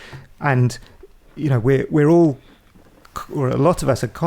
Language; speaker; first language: English; native; English